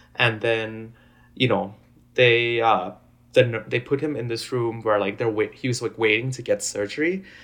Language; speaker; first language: English; non-native, fluent; Thai